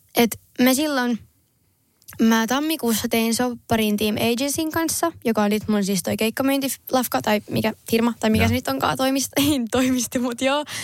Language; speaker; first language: Finnish; non-native, local second language; Swedish